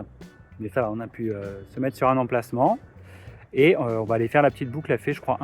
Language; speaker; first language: French; native; French